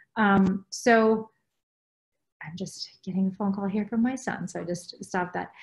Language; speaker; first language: English; native; English